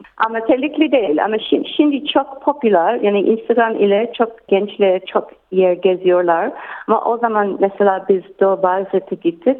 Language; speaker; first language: Turkish; non-native, learner; English